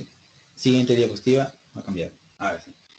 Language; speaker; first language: Spanish; native; Spanish